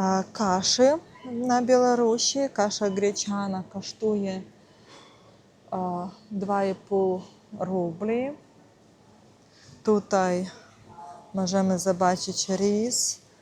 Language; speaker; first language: Polish; non-native, learner; Russian